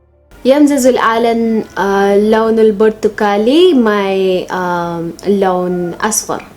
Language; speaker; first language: Arabic; non-native, local second language; Bangla